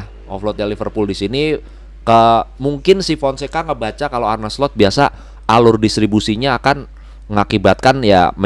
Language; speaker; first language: Indonesian; native; Indonesian